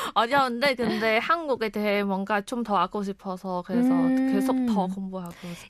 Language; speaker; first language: Korean; non-native, fluent; Khmer